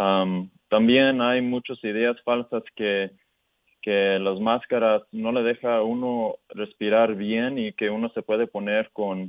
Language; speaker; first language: Spanish; early bilingual, heritage; Spanish